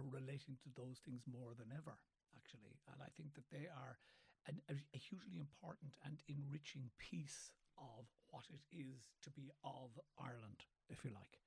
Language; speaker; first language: English; native; English